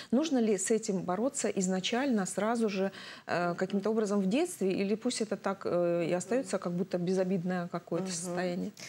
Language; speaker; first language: Russian; native; Russian